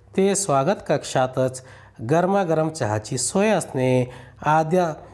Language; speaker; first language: Marathi; non-native, local second language; Urdu